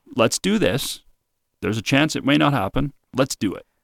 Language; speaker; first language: English; native; English